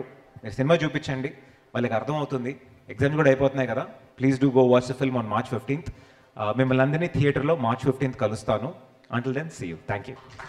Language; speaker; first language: Telugu; native; Telugu